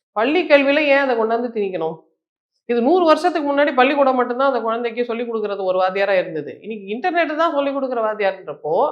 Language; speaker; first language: Tamil; native; Tamil